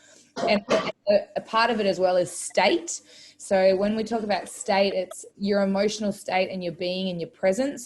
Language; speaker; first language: English; native; English